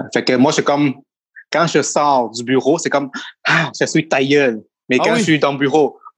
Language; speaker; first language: French; non-native, fluent; Thai